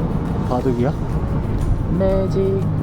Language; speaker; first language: Korean; native; Korean